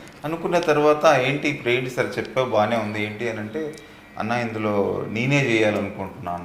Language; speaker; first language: Telugu; native; Telugu